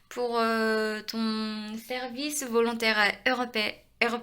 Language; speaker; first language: French; non-native, fluent; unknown